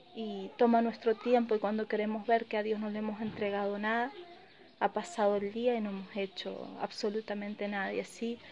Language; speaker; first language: Spanish; native; Spanish